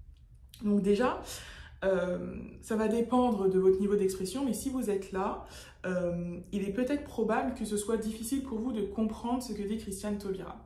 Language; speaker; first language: French; native; French